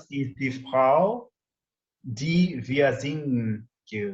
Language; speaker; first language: German; non-native, learner; English